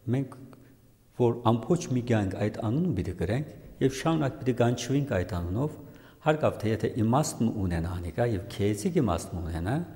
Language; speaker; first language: Armenian; native; Armenian